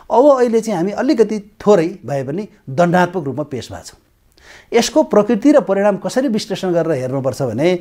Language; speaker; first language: Nepali; native; Nepali